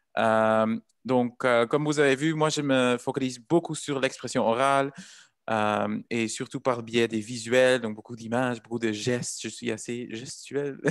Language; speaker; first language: French; non-native, fluent; Dutch